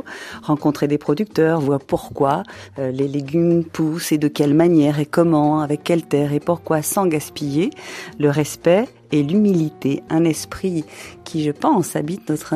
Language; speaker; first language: French; native; French